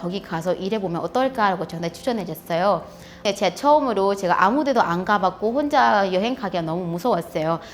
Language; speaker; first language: Korean; non-native, fluent; Burmese